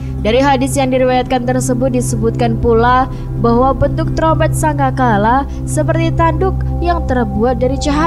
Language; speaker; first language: Indonesian; native; Indonesian